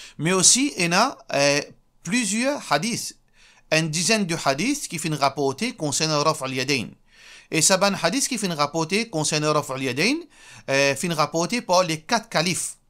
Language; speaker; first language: French; non-native, local second language; Morisyen